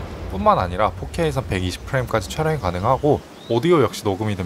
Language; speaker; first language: Korean; native; Korean